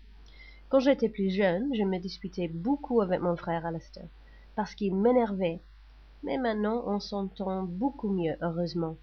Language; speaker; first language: French; non-native, learner; English